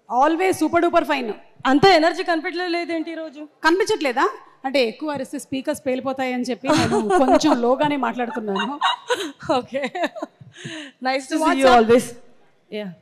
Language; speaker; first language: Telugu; non-native, learner; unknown